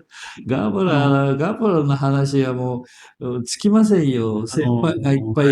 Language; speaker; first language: Japanese; native; Japanese